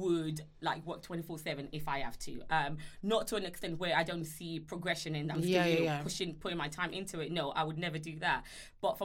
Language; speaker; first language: English; non-native, local second language; Yoruba